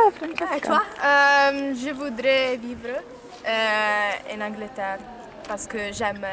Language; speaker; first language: French; non-native, learner; Italian